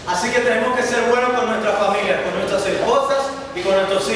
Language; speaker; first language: Spanish; native; Spanish